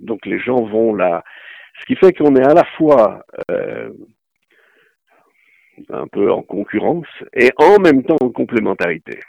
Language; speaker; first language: French; native; French